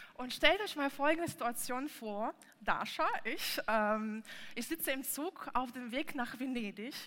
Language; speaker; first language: German; non-native, fluent; Russian